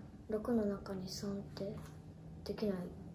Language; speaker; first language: Japanese; early bilingual, heritage; Japanese